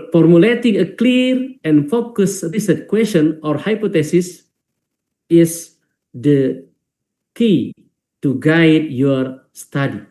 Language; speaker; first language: English; non-native, fluent; Indonesian